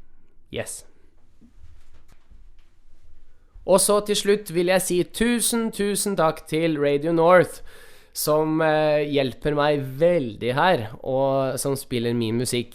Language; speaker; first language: Norwegian; early bilingual, other home language; Russian